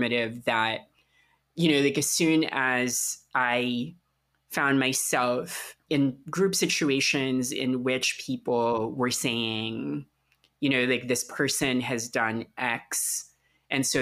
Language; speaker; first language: English; non-native, local second language; Filipino